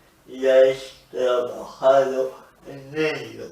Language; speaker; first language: Spanish; non-native, local second language; Basque